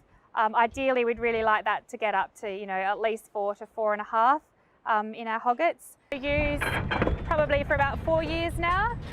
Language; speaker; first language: English; native; English